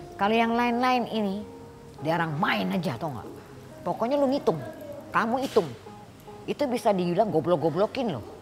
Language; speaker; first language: Indonesian; early bilingual, heritage; Indonesian